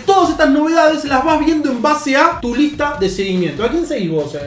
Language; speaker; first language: Spanish; native; Spanish